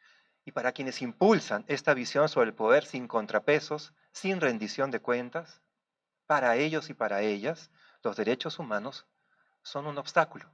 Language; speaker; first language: Spanish; native; Spanish